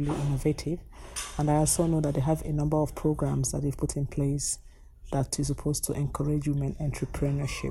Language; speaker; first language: English; non-native, local second language; Igbo